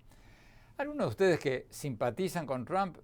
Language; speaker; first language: Spanish; native; Spanish